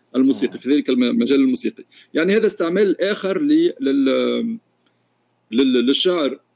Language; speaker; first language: Arabic; native; Arabic